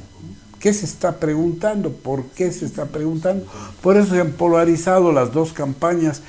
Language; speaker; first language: Spanish; native; Spanish